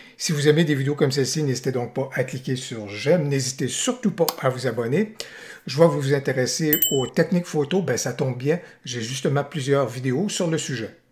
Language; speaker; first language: French; native; French